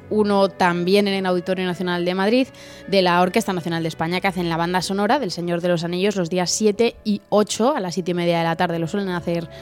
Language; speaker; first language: Spanish; native; Spanish